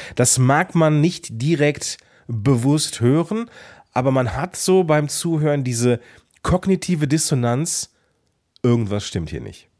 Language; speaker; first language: German; native; German